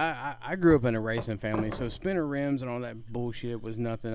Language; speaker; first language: English; native; English